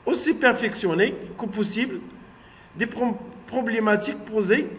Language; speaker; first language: French; non-native, local second language; Arabic